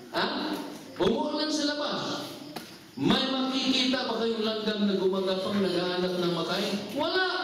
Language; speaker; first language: Filipino; non-native, local second language; Cebuano